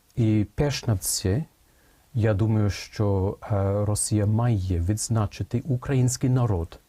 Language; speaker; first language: Ukrainian; non-native, fluent; English